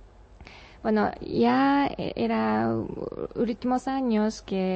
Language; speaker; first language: Spanish; non-native, learner; Japanese